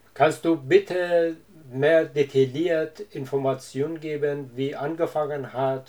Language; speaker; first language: German; non-native, learner; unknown